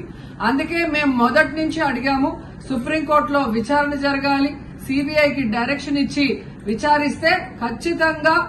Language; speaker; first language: Telugu; native; Telugu